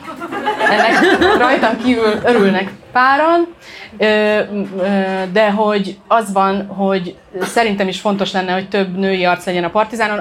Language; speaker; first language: Hungarian; native; Hungarian